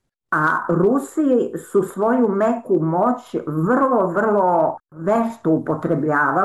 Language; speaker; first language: Serbian; native; Serbian